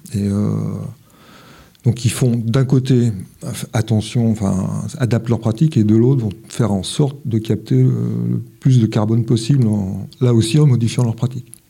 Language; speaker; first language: French; native; French